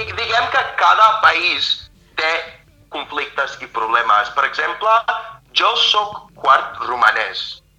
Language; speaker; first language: Catalan; non-native, fluent; English